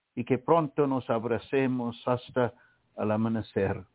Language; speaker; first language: Spanish; non-native, fluent; English